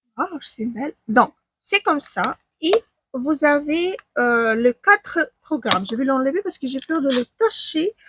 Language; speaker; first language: French; non-native, fluent; Ukrainian